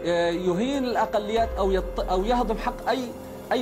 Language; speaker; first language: Arabic; native; Arabic